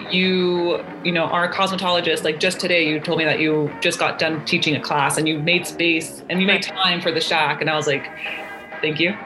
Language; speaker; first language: English; native; English